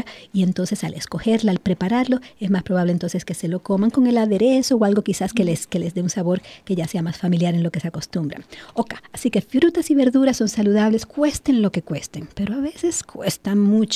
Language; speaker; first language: Spanish; native; Spanish